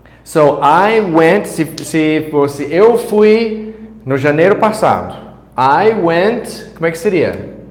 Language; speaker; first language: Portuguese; non-native, fluent; English